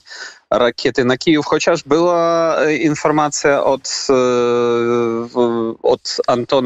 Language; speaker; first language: Polish; non-native, fluent; Ukrainian